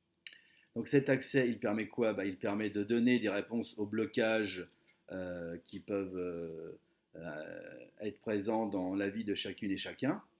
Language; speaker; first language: French; native; French